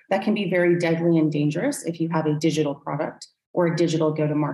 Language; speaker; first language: English; native; English